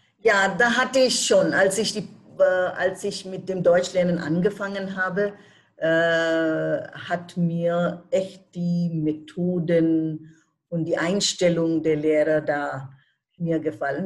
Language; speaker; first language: German; non-native, fluent; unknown